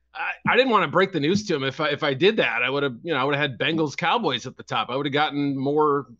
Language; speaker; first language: English; native; English